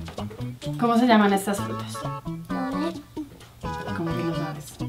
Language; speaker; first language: Spanish; native; Spanish